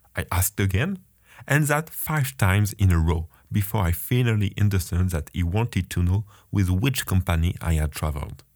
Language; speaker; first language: English; non-native, fluent; French